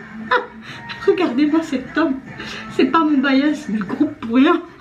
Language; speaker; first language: French; native; French